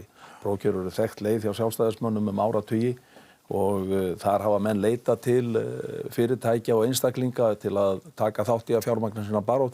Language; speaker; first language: Icelandic; native; Icelandic